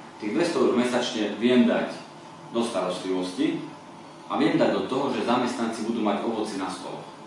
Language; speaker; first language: Slovak; native; Slovak